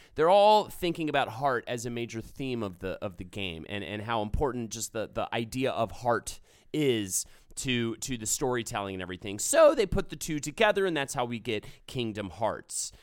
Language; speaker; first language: English; native; English